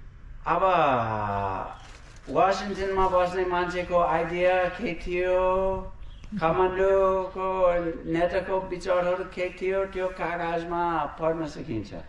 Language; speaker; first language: Nepali; non-native, fluent; English